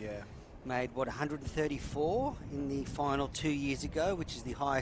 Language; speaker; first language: English; native; English